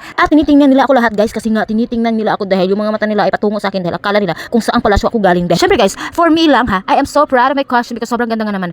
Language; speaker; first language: Filipino; non-native, local second language; Cebuano